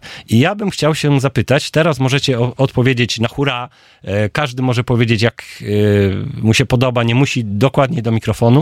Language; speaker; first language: Polish; native; Polish